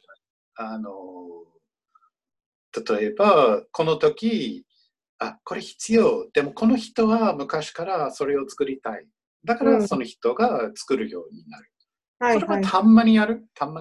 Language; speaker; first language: Japanese; non-native, fluent; English